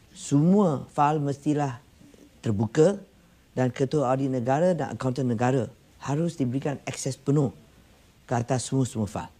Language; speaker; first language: Malay; non-native, local second language; Chinese